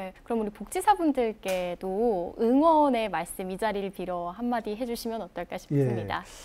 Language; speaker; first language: Korean; native; Korean